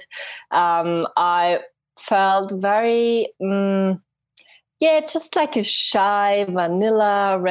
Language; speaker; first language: English; non-native, fluent; German